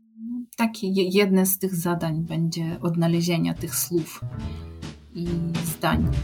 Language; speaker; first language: Polish; non-native, fluent; Ukrainian